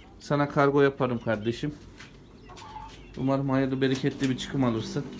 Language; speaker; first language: Turkish; native; Turkish